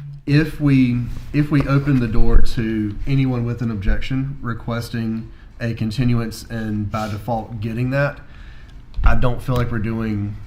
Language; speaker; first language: English; native; English